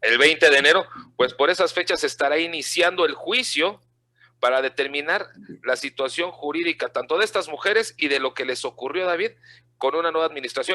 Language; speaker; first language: Spanish; native; Spanish